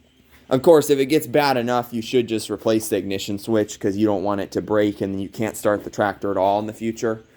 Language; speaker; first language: English; native; English